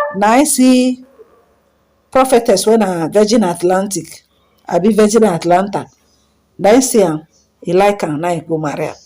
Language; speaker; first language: Nigerian Pidgin; native; Nigerian Pidgin